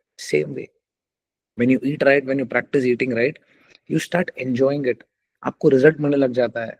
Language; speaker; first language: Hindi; non-native, local second language; Telugu